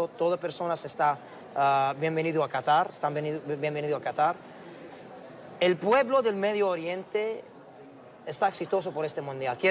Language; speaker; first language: Spanish; non-native, learner; Arabic